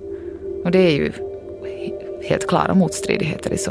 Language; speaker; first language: Swedish; native; Swedish